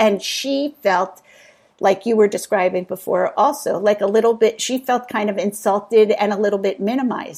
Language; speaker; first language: English; native; English